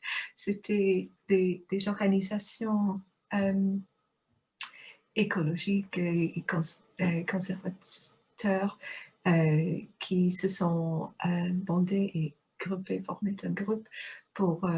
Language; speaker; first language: French; non-native, fluent; English